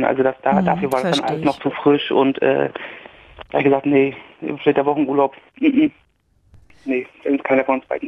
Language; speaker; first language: German; native; German